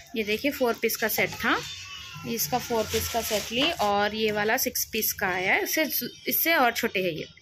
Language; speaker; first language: Hindi; non-native, local second language; Urdu